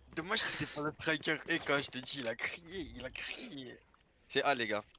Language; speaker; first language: French; native; French